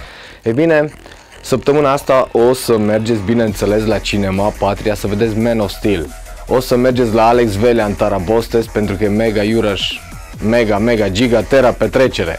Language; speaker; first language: Romanian; native; Romanian